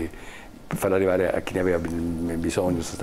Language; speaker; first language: Italian; native; Italian